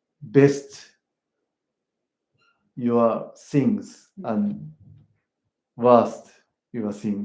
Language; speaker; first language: English; non-native, learner; Japanese